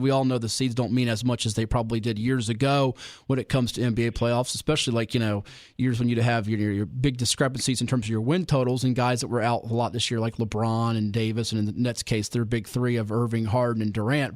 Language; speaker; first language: English; native; English